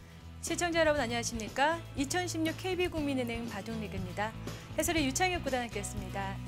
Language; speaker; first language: Korean; native; Korean